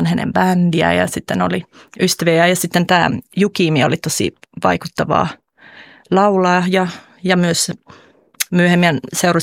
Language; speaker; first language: Finnish; early bilingual, heritage; Finnish